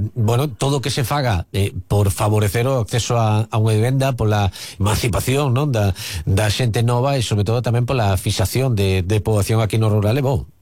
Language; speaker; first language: Galician; native; Galician